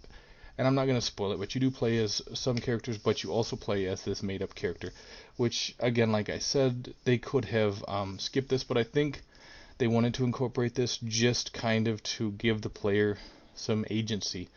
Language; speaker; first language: English; native; English